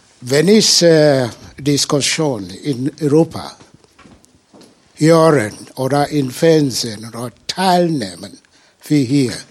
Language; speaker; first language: German; non-native, learner; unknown